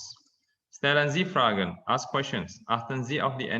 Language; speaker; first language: German; non-native, fluent; Indonesian